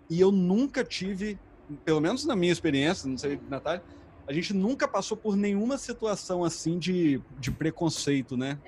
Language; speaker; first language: Portuguese; native; Portuguese